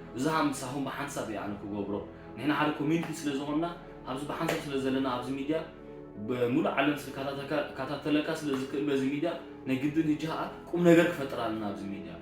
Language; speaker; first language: Tigrinya; early bilingual, heritage; Tigrinya